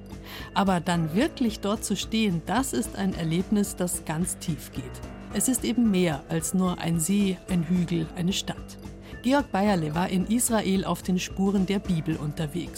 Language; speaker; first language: German; native; German